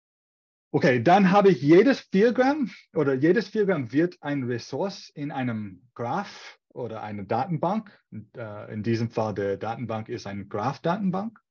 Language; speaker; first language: German; non-native, fluent; English